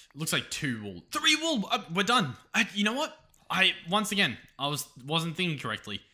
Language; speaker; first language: English; native; English